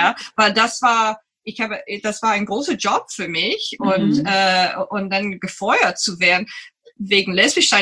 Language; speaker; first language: German; non-native, fluent; English